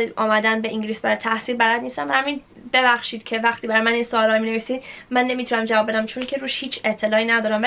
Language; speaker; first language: Persian; early bilingual, heritage; Persian